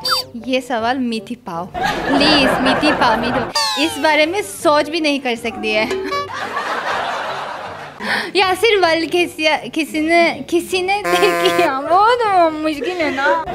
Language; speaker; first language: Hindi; non-native, learner; Azerbaijani